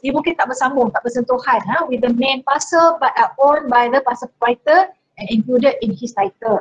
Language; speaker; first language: English; non-native, local second language; Malay